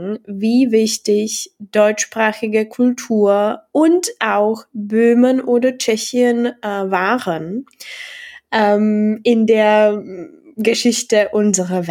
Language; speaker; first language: German; non-native, fluent; Czech